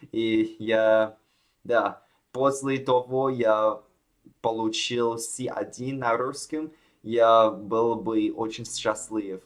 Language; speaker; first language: Russian; non-native, learner; Chinese